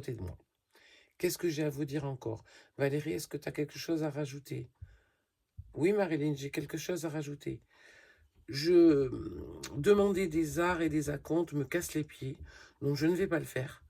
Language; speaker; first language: French; native; French